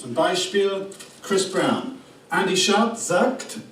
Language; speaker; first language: German; non-native, fluent; English